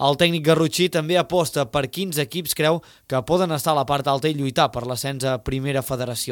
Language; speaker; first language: Catalan; native; Catalan